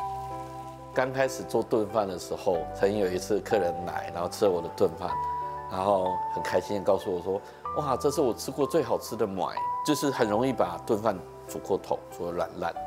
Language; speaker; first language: Chinese; native; Chinese